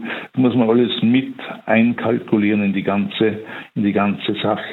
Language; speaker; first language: German; native; German